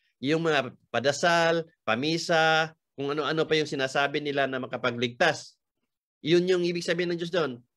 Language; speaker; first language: Filipino; native; Filipino